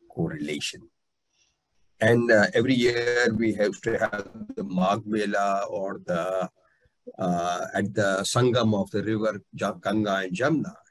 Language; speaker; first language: English; non-native, local second language; Hindi